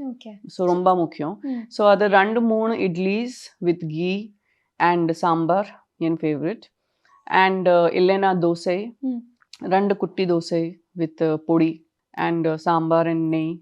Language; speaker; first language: Tamil; non-native, fluent; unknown